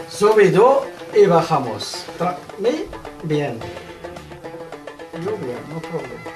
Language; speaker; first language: Spanish; non-native, learner; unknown